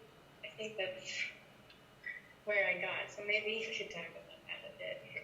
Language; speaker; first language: English; native; English